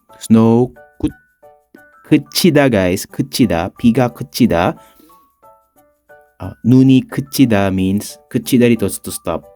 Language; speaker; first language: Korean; non-native, fluent; Filipino